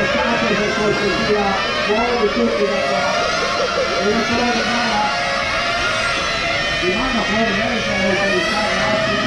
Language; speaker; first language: Italian; native; Italian